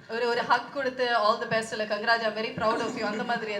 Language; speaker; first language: Tamil; native; Tamil